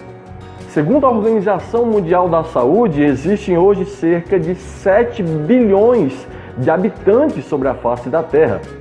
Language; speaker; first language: Portuguese; native; Portuguese